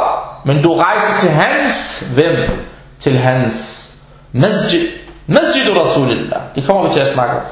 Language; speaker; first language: Danish; non-native, fluent; Arabic